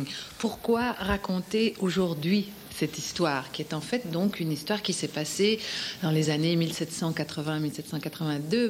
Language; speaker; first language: French; native; French